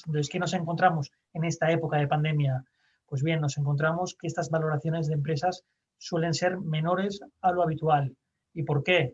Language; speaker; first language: Spanish; native; Spanish